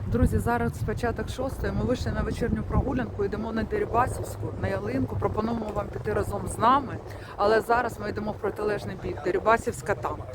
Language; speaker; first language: Ukrainian; non-native, local second language; Russian